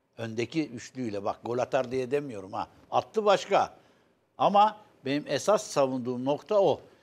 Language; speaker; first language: Turkish; native; Turkish